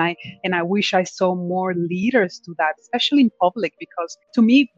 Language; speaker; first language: English; non-native, fluent; Spanish